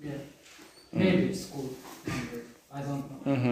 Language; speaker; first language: English; non-native, learner; Turkish